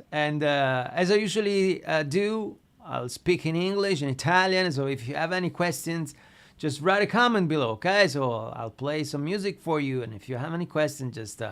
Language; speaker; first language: English; non-native, fluent; Italian